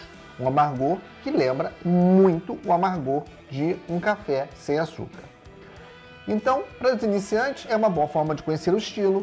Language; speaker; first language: Portuguese; native; Portuguese